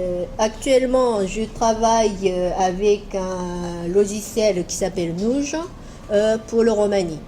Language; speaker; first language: French; non-native, fluent; Japanese